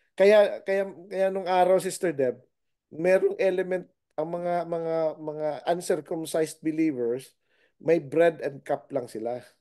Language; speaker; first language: Filipino; native; Filipino